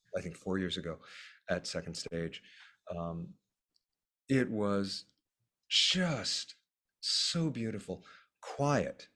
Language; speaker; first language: English; native; English